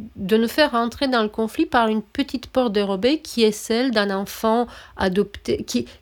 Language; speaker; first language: French; non-native, fluent; Romanian